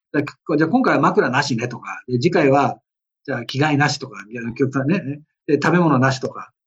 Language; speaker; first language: Japanese; early bilingual, other home language; Dutch